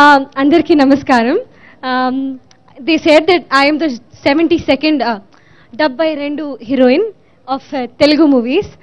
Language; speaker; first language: Telugu; non-native, learner; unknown